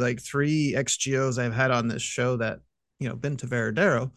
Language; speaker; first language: English; native; English